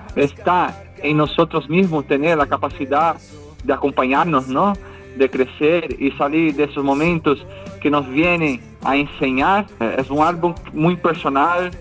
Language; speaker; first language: Spanish; non-native, fluent; Portuguese